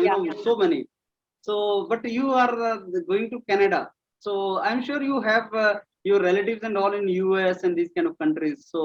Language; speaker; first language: English; non-native, local second language; Hindi